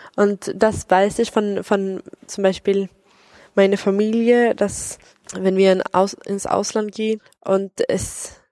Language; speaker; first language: German; non-native, fluent; Swedish